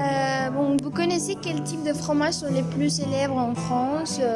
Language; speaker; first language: French; non-native, learner; Spanish